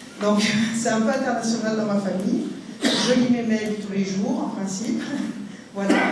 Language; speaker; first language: French; native; French